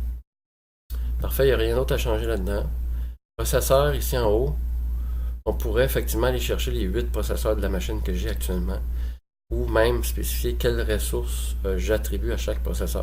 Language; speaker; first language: French; native; French